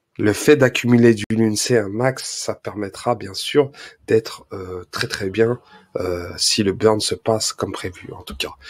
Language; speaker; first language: French; native; French